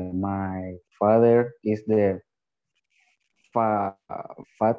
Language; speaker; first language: English; non-native, learner; Spanish